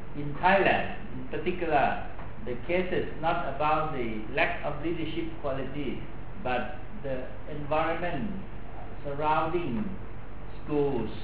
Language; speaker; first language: English; non-native, fluent; Thai